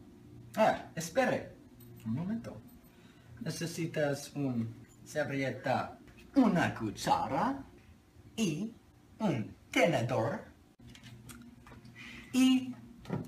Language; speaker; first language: Spanish; non-native, learner; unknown